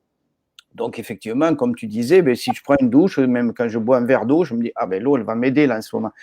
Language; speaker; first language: French; native; French